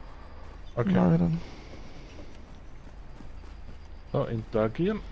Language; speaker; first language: German; native; German